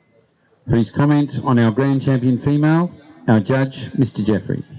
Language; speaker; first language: English; native; English